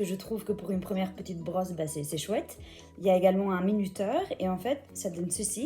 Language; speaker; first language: French; native; French